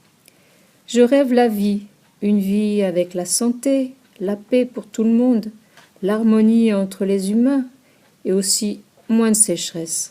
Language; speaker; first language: French; non-native, learner; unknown